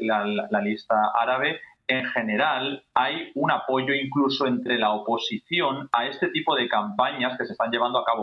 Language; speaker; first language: Spanish; native; Spanish